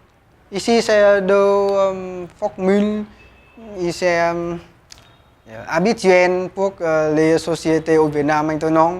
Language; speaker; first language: French; non-native, learner; Vietnamese